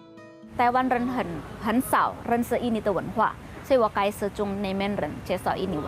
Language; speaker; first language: Chinese; non-native, learner; Indonesian